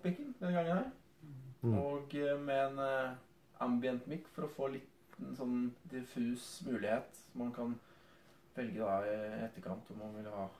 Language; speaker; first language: Norwegian; native; Norwegian